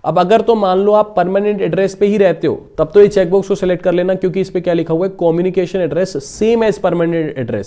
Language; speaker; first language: Hindi; native; Hindi